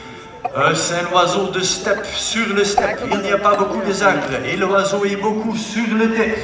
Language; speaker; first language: French; non-native, learner; Dutch